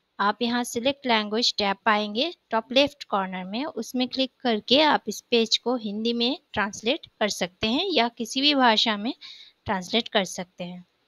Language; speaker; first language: Hindi; native; Hindi